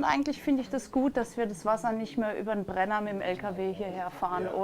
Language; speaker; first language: German; native; German